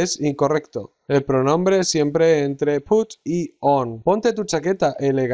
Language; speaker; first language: Spanish; native; Spanish